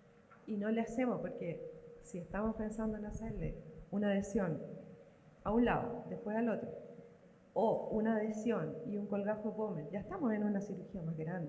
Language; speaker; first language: Spanish; native; Spanish